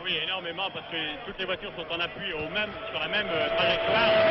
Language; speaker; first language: French; native; French